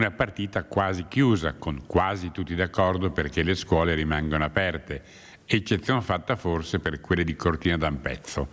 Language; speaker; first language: Italian; native; Italian